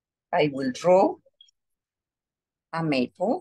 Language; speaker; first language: English; non-native, learner; Spanish